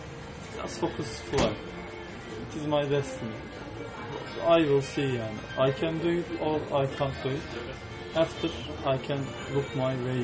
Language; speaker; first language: English; non-native, learner; Turkish